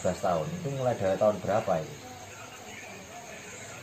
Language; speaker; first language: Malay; non-native, local second language; Javanese